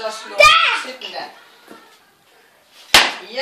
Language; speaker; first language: Danish; native; Danish